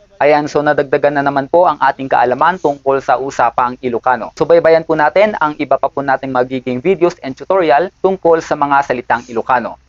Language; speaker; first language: Filipino; non-native, local second language; Iloko